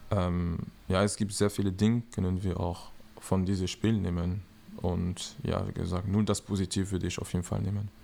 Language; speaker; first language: German; non-native, learner; French